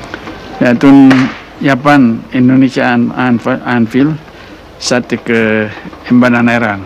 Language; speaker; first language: Dutch; non-native, local second language; Indonesian